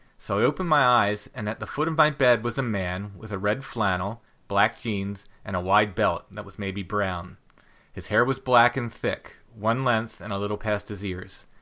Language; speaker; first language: English; native; English